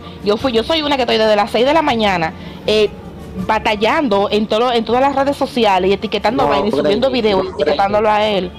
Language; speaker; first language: Spanish; native; Spanish